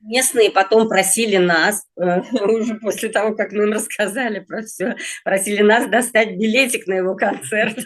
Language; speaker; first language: Russian; native; Russian